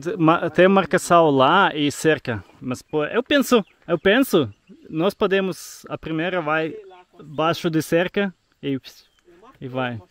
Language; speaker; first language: Portuguese; non-native, learner; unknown